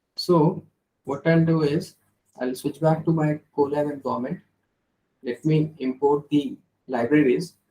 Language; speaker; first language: English; non-native, local second language; Hindi